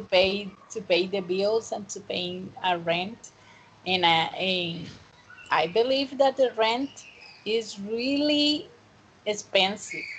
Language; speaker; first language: English; non-native, fluent; Spanish